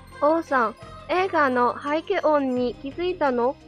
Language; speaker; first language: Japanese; non-native, learner; Chinese